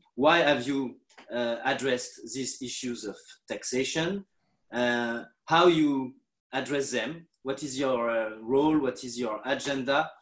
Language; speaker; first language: English; non-native, fluent; French